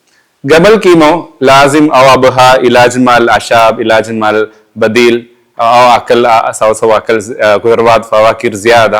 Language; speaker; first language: Arabic; non-native, learner; Malayalam